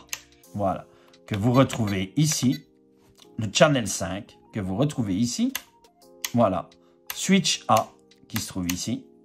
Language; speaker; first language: French; native; French